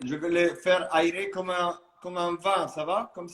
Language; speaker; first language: French; non-native, fluent; Italian